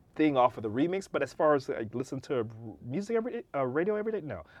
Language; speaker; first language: English; native; English